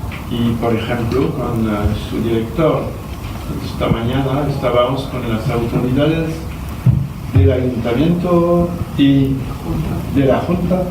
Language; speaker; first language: Spanish; non-native, fluent; French